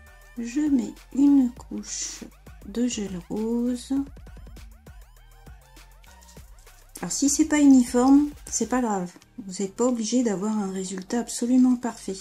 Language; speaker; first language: French; native; French